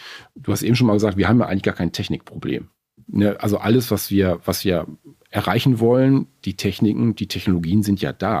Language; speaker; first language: German; native; German